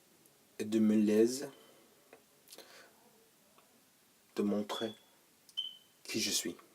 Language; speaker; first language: French; non-native, learner; English